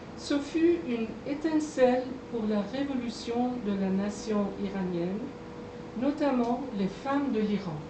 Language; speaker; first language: French; non-native, fluent; Persian